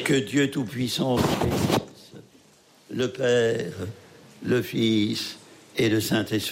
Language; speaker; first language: French; native; French